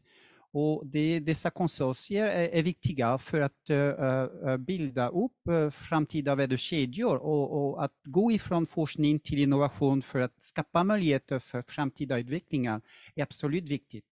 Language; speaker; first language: Swedish; non-native, fluent; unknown